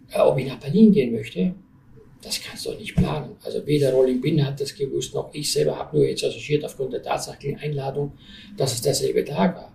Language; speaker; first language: German; native; German